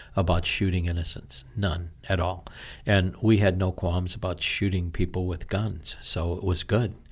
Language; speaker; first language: English; native; English